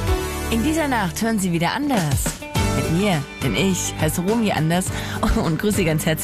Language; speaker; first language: German; native; German